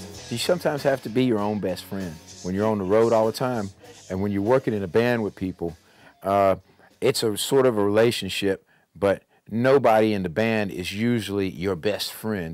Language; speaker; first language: English; native; English